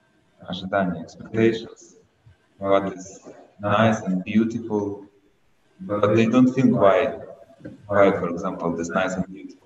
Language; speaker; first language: English; non-native, learner; Russian